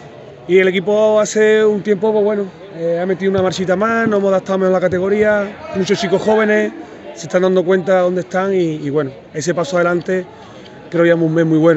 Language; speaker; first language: Spanish; native; Spanish